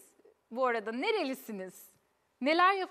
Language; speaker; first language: Turkish; native; Turkish